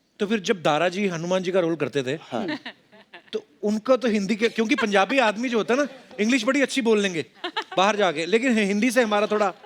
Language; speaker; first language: Hindi; non-native, local second language; Punjabi